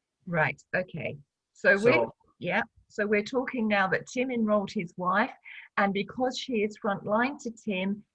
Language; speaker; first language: English; native; English